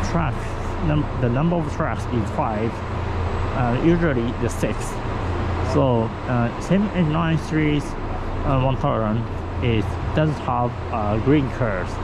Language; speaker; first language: English; non-native, learner; Japanese